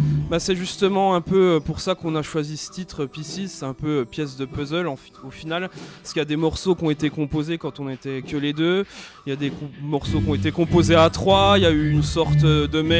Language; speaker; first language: French; native; French